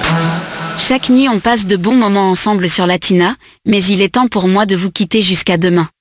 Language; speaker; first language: French; native; French